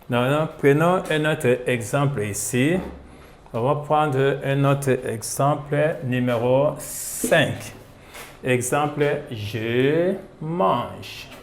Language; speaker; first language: French; non-native, fluent; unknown